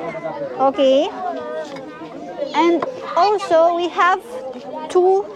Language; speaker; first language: English; non-native, learner; Romanian